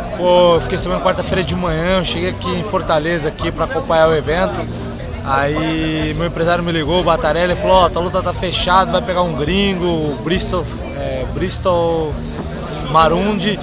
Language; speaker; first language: Portuguese; native; Portuguese